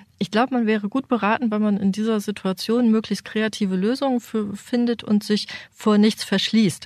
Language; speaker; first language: German; native; German